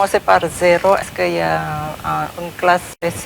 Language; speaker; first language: French; non-native, fluent; Indonesian